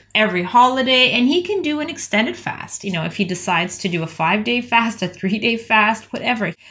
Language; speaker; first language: English; native; English